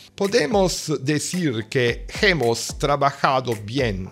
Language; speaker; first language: Spanish; non-native, learner; Italian